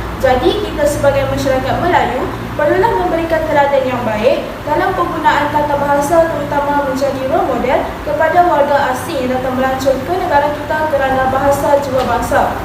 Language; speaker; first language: Malay; native; Malay